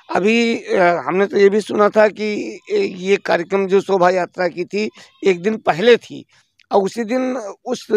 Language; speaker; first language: Hindi; native; Hindi